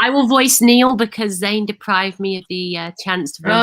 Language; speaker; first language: English; native; English